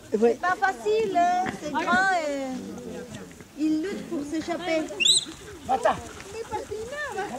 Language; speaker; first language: French; non-native, fluent; Spanish